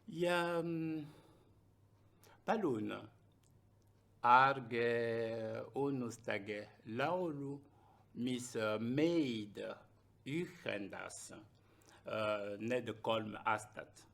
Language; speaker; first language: Estonian; non-native, learner; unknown